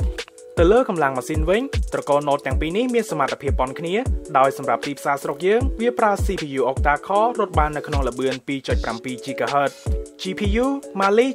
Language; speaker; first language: Khmer; native; Khmer